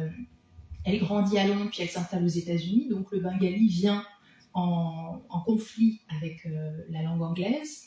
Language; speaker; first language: French; native; French